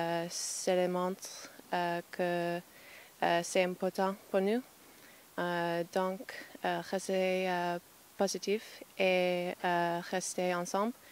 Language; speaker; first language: French; non-native, fluent; English